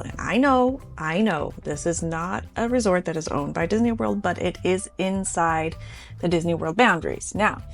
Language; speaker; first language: English; native; English